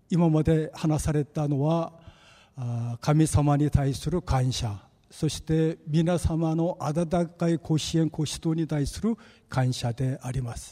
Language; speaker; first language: Japanese; non-native, fluent; Korean